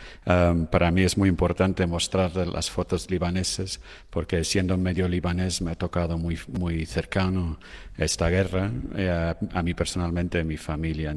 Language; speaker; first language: Spanish; non-native, fluent; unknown